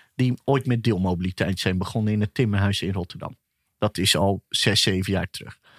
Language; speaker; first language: Dutch; early bilingual, other home language; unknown